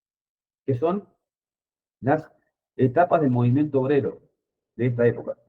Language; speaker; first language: Spanish; native; Spanish